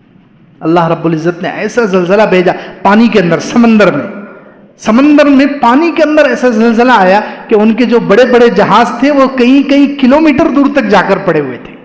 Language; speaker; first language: Urdu; native; Urdu